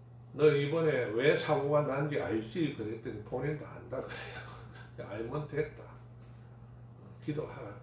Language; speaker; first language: Korean; native; Korean